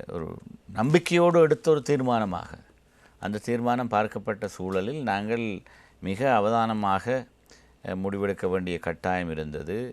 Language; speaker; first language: Tamil; native; Tamil